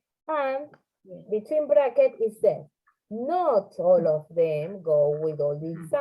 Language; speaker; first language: English; non-native, fluent; Spanish